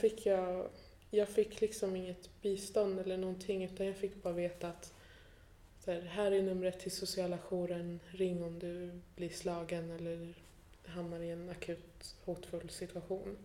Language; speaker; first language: Swedish; early bilingual, other home language; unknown